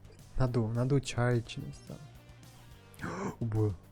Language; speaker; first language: Korean; non-native, learner; Russian